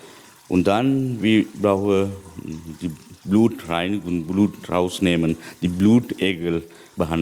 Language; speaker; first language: German; non-native, learner; Sinhala